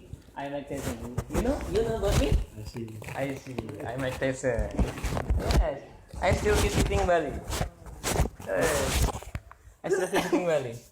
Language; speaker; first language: English; non-native, learner; Indonesian